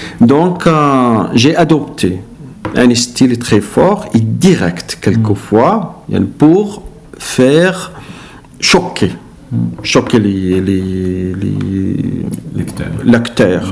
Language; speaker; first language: French; non-native, learner; Arabic